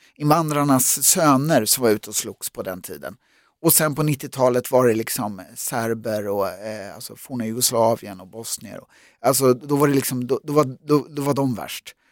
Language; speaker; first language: Swedish; native; Swedish